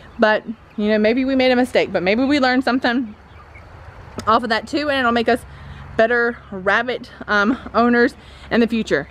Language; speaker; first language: English; native; English